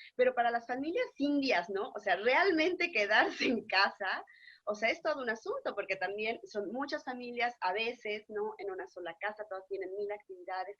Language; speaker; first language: Spanish; native; Spanish